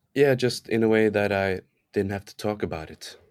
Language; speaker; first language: English; non-native, fluent; Norwegian